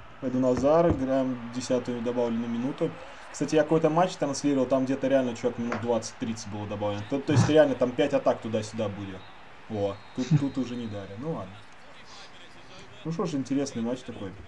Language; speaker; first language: Russian; native; Russian